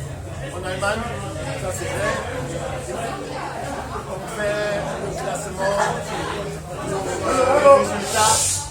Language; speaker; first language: French; non-native, fluent; German